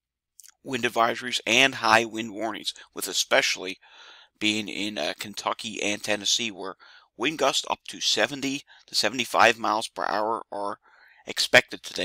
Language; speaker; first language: English; native; English